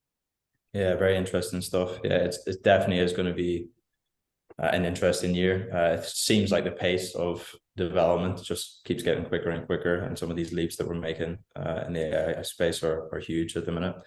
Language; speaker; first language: English; native; English